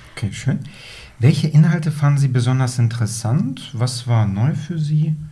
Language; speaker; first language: German; native; German